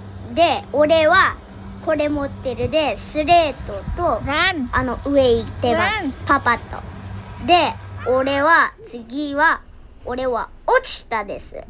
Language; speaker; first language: Japanese; non-native, learner; Indonesian